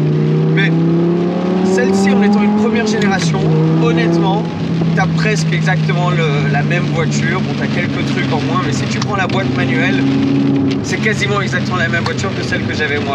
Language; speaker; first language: French; native; French